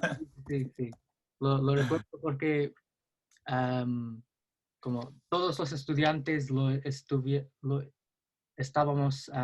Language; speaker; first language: Spanish; non-native, learner; English